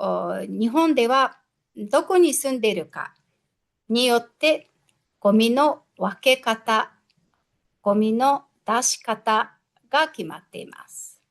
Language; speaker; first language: Japanese; non-native, fluent; Mongolian